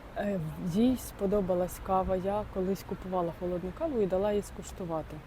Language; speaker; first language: Ukrainian; non-native, local second language; Russian